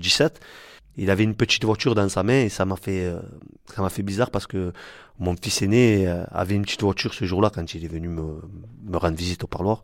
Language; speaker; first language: French; native; French